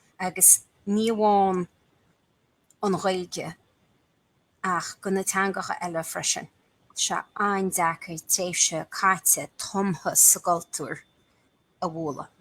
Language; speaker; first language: Irish; native; Irish